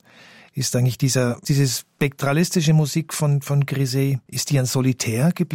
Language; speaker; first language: German; native; German